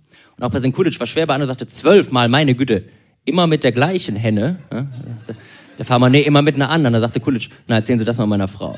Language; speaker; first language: German; native; German